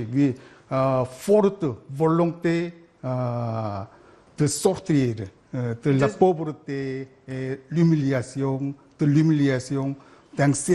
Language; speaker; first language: French; non-native, learner; Korean